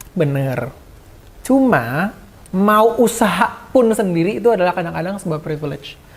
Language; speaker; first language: Indonesian; native; Indonesian